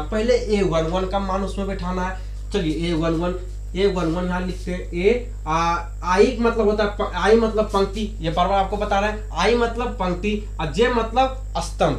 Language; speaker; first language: Hindi; native; Hindi